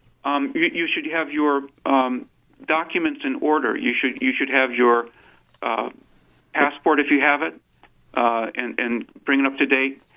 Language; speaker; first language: English; native; English